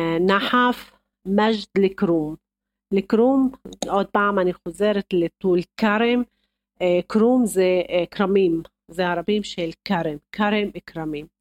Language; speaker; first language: Hebrew; non-native, local second language; Arabic